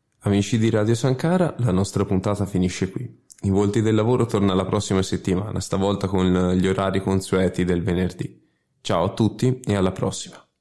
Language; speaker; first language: Italian; native; Italian